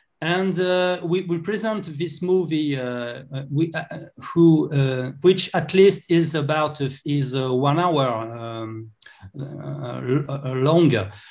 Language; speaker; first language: English; non-native, learner; French